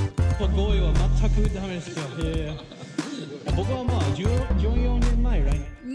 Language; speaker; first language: Japanese; non-native, fluent; English